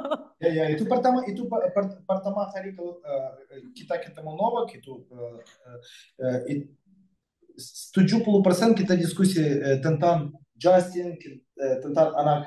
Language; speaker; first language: Indonesian; non-native, fluent; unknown